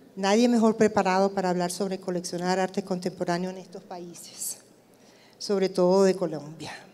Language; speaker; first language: Spanish; native; Spanish